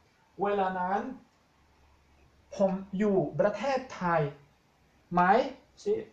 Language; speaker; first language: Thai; non-native, fluent; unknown